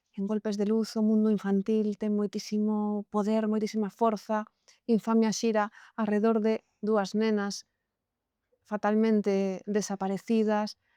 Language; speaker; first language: Galician; non-native, local second language; Spanish